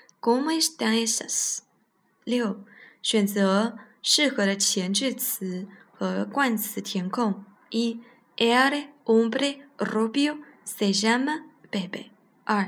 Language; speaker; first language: Spanish; non-native, learner; Chinese